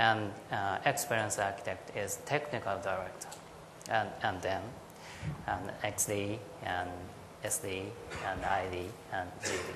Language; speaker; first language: English; non-native, learner; Japanese